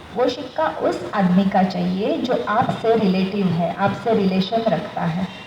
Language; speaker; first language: Hindi; non-native, local second language; Marathi